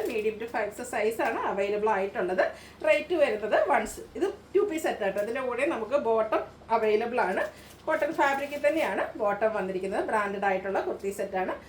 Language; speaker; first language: Malayalam; native; Malayalam